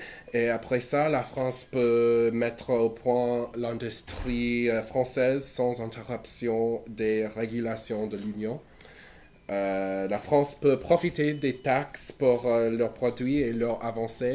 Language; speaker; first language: French; non-native, learner; English